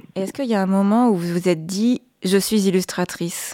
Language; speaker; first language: French; native; French